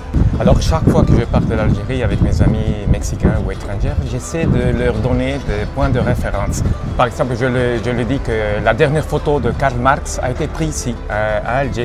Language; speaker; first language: French; non-native, fluent; Spanish